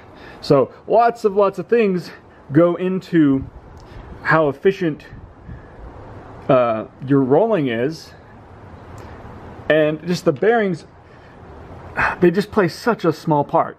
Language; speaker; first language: English; native; English